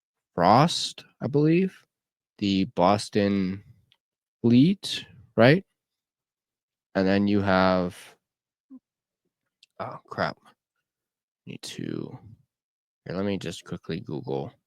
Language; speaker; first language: English; native; English